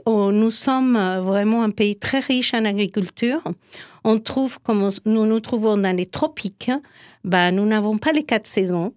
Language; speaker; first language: French; non-native, fluent; Spanish